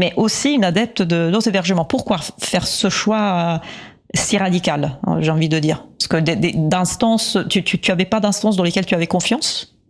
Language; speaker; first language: French; native; French